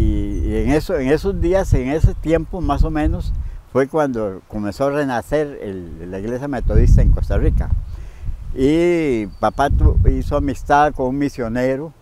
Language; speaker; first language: Spanish; native; Spanish